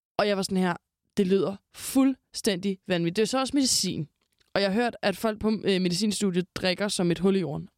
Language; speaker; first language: Danish; native; Danish